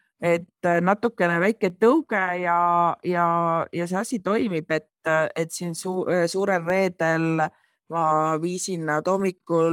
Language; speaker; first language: Estonian; native; Estonian